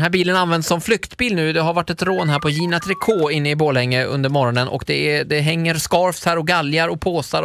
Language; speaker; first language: Swedish; native; Swedish